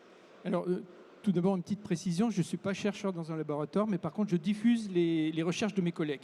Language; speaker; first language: French; native; French